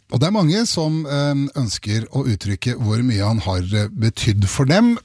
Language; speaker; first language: Norwegian; native; Norwegian